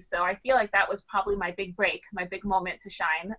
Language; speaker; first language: English; native; English